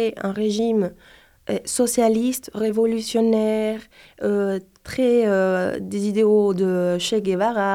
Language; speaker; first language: French; non-native, fluent; Spanish